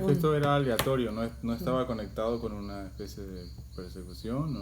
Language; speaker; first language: Spanish; native; Spanish